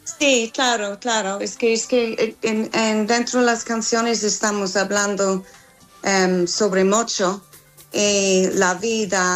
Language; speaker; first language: Spanish; non-native, fluent; English